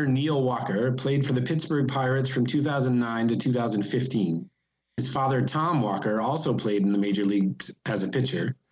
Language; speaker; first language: English; native; English